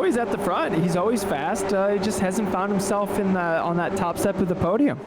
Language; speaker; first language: English; native; English